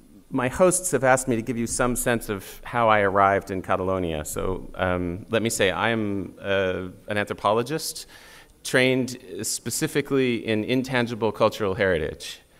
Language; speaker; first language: English; native; English